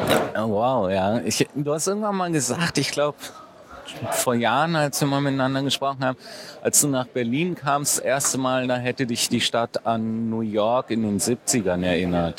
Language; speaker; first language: German; native; German